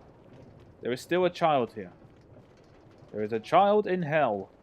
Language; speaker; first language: English; native; English